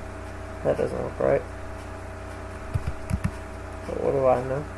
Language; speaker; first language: English; native; English